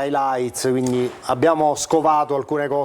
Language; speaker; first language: Italian; native; Italian